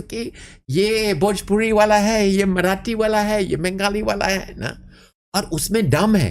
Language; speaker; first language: Hindi; non-native, fluent; English